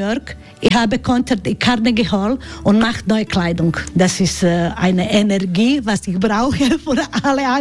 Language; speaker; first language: German; non-native, learner; Croatian